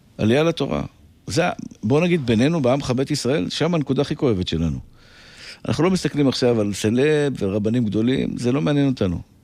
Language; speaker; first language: Hebrew; native; Hebrew